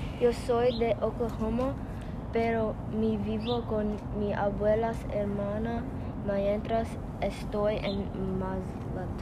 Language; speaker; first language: Spanish; non-native, learner; English